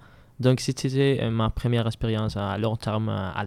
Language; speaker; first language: French; non-native, learner; Spanish